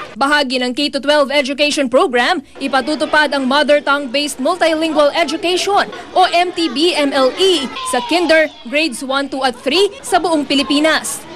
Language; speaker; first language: Filipino; native; Filipino